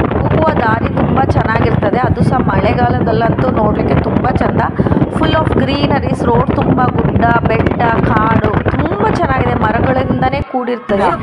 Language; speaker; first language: Kannada; non-native, local second language; Tulu